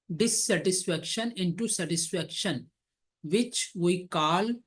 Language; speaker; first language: English; non-native, local second language; Hindi